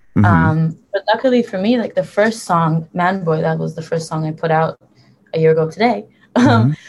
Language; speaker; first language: English; early bilingual, other home language; Hebrew